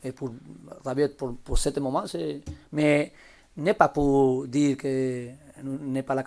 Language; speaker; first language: French; non-native, learner; Spanish